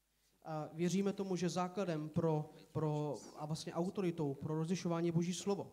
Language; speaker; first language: Czech; native; Czech